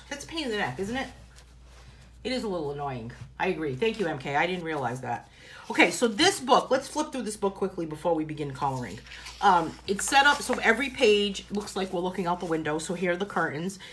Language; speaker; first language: English; native; English